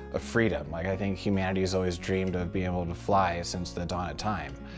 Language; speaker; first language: English; native; English